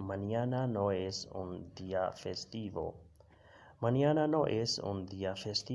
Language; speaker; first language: Spanish; non-native, fluent; Urdu